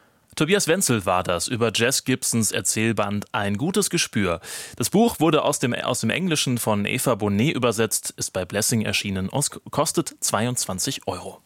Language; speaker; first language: German; native; German